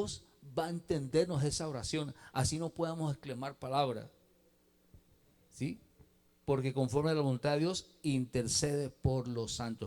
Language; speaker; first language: Spanish; native; Spanish